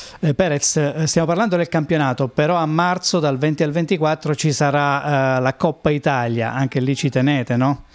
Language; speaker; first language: Italian; native; Italian